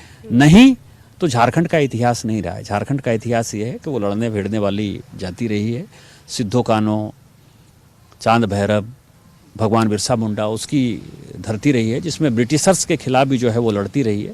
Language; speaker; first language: Hindi; native; Hindi